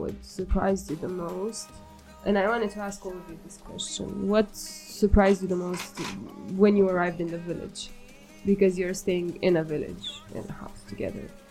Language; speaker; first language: English; non-native, fluent; Romanian